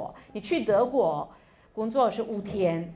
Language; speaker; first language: Chinese; non-native, fluent; Italian